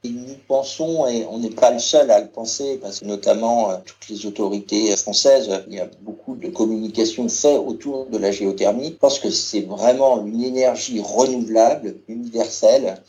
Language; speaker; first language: French; native; French